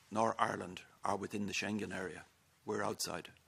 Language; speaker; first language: English; native; English